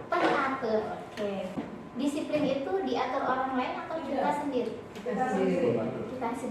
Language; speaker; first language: Indonesian; native; Indonesian